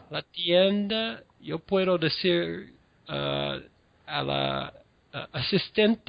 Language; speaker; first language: Spanish; non-native, learner; English